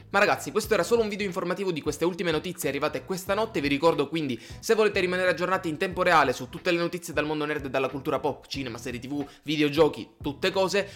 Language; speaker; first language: Italian; native; Italian